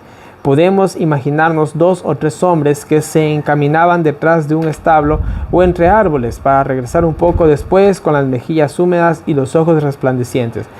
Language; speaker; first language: Spanish; native; Spanish